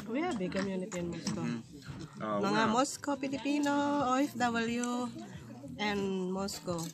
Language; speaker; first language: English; non-native, local second language; Filipino